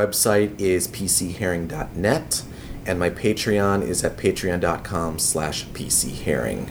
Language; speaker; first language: English; native; English